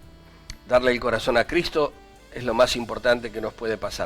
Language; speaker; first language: Spanish; native; Spanish